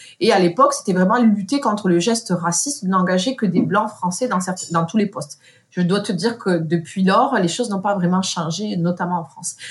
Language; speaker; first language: French; native; French